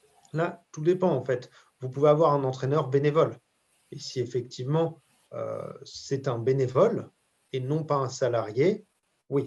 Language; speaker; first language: French; native; French